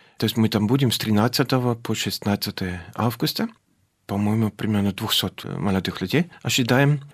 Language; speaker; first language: Russian; non-native, fluent; German